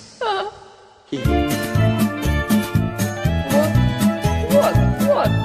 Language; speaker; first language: Russian; native; Russian